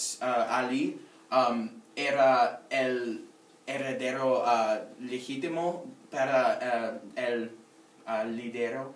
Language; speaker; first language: Spanish; non-native, learner; English